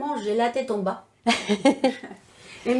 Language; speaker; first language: French; non-native, fluent; Spanish